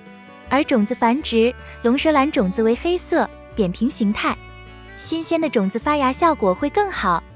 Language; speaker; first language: Chinese; native; Chinese